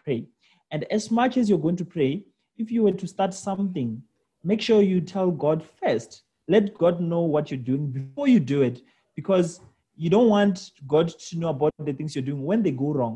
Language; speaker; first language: English; non-native, local second language; Venda